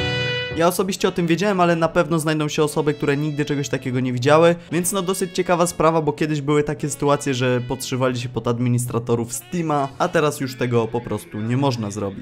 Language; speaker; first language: Polish; native; Polish